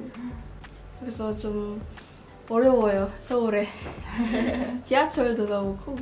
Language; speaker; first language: Korean; non-native, learner; Filipino